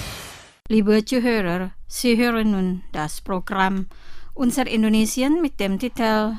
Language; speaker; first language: German; non-native, fluent; Indonesian